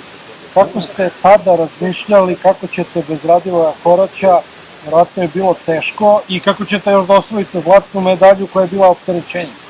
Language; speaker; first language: Serbian; native; Serbian